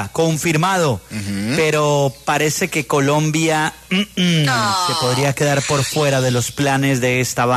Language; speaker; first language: Spanish; native; Spanish